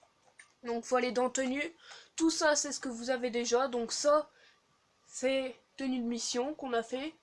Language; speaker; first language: French; native; French